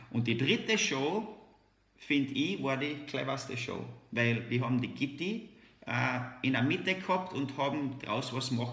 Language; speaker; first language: German; native; German